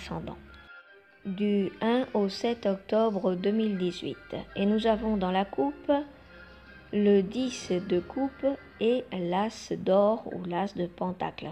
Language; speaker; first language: French; non-native, fluent; Spanish